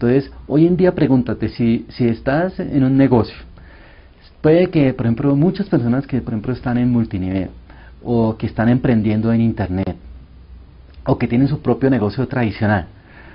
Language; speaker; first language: Spanish; early bilingual, other home language; Korean